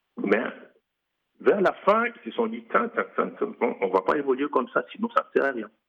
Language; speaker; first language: French; non-native, local second language; Lingala